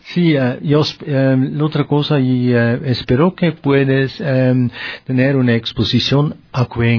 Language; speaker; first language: Spanish; non-native, learner; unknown